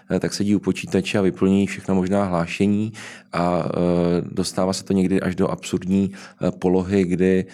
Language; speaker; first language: Czech; native; Czech